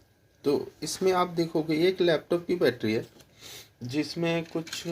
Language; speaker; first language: Hindi; native; Hindi